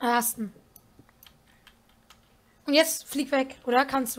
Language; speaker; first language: German; native; German